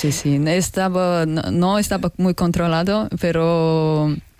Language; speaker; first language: Spanish; non-native, learner; Russian